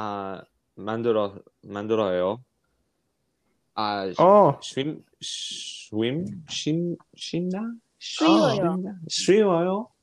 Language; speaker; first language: Korean; non-native, learner; English